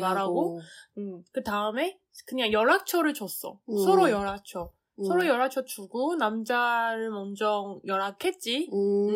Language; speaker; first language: Korean; non-native, learner; Chinese